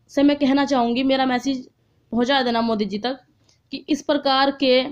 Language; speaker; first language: Hindi; native; Hindi